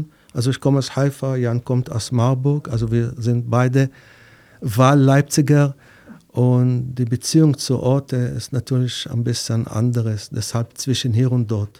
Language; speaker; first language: German; non-native, fluent; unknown